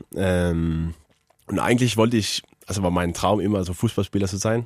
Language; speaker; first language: German; non-native, learner; Faroese